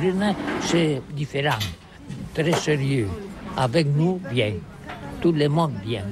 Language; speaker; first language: French; non-native, learner; Catalan